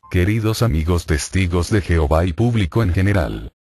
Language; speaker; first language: Spanish; native; Spanish